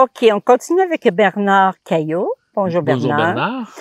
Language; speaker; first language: French; native; French